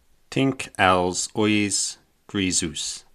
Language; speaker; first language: Catalan; non-native, learner; English